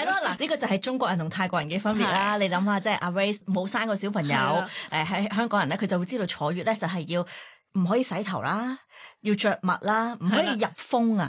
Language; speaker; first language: Cantonese; native; Cantonese